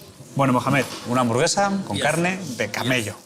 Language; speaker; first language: Spanish; native; Spanish